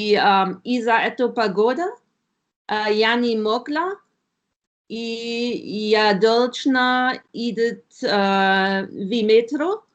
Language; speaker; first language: Russian; non-native, learner; German